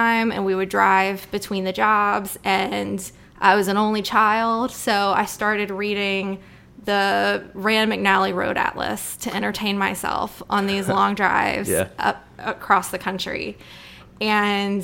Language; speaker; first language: English; native; English